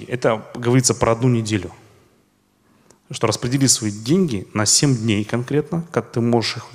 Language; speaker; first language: Russian; native; Russian